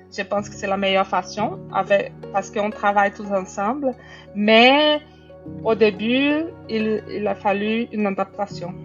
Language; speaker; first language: French; non-native, fluent; Portuguese